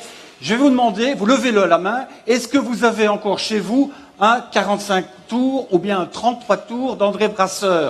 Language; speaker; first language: French; native; French